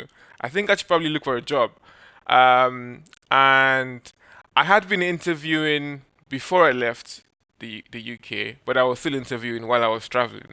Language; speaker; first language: English; non-native, local second language; Yoruba